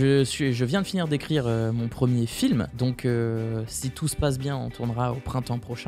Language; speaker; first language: French; native; French